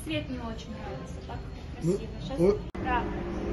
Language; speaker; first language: Russian; native; Russian